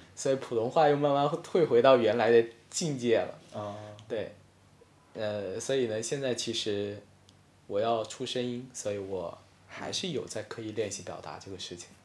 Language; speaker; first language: Chinese; non-native, local second language; Min Nan Chinese